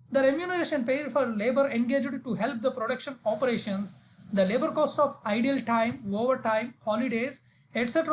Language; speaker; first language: English; non-native, local second language; Telugu